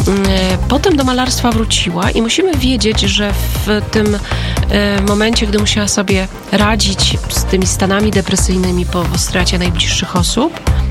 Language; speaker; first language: Polish; native; Polish